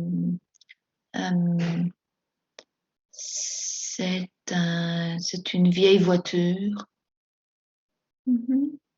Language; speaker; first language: French; non-native, fluent; Spanish